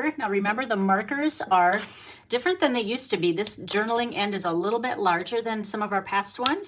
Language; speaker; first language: English; native; English